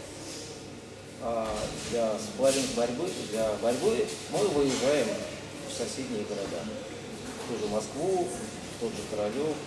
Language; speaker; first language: Russian; native; Russian